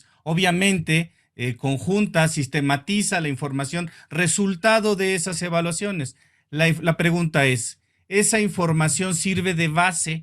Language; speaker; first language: Spanish; native; Spanish